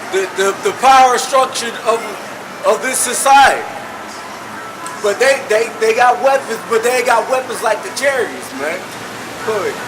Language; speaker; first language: English; native; English